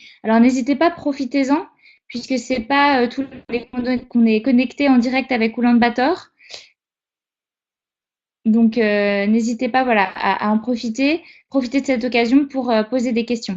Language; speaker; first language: French; native; French